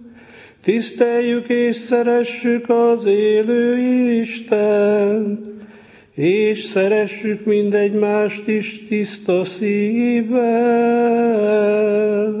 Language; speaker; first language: Hungarian; native; Hungarian